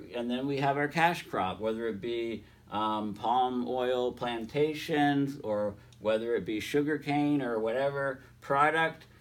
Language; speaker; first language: English; native; English